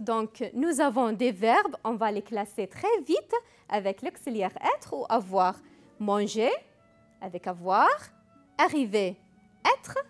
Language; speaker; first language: French; non-native, fluent; Arabic